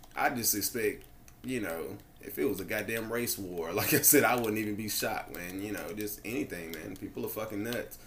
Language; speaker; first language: English; native; English